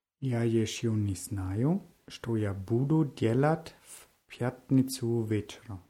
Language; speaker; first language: Russian; non-native, learner; German